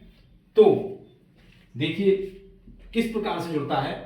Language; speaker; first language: Hindi; native; Hindi